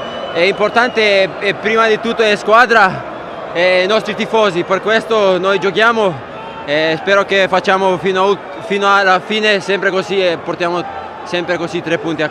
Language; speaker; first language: Italian; non-native, fluent; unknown